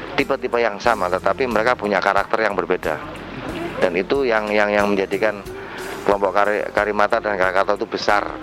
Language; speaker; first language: Indonesian; native; Indonesian